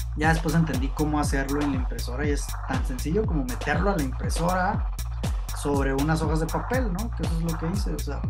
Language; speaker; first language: Spanish; native; Spanish